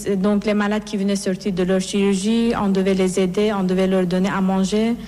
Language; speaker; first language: French; non-native, fluent; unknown